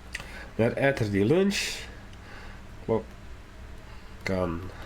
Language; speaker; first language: Swedish; non-native, learner; English